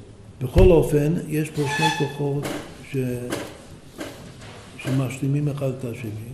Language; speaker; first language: Hebrew; non-native, fluent; English